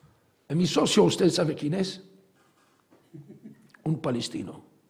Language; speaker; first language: Spanish; non-native, fluent; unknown